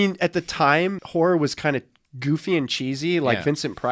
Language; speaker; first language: English; native; English